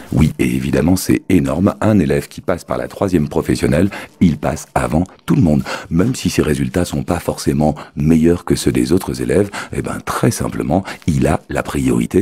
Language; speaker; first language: French; native; French